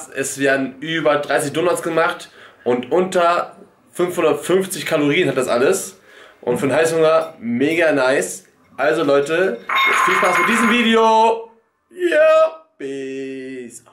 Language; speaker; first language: German; native; German